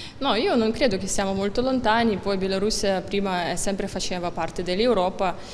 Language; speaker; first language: Italian; non-native, fluent; Russian